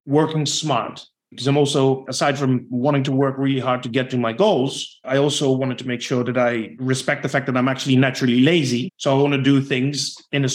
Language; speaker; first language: English; non-native, fluent; Dutch